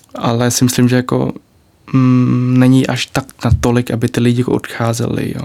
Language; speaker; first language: Czech; non-native, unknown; Vietnamese